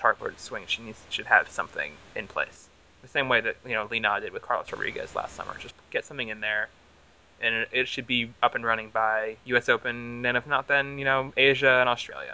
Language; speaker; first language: English; native; English